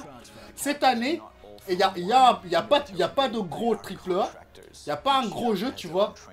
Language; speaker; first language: French; native; French